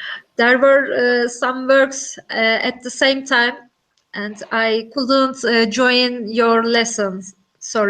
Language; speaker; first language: English; non-native, learner; Turkish